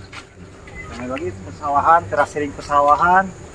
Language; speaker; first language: Indonesian; non-native, local second language; Sundanese